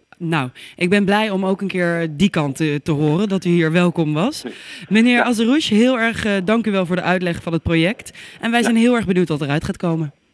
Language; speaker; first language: Dutch; native; Dutch